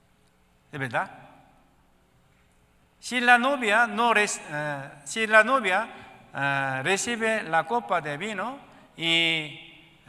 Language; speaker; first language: Spanish; non-native, learner; Korean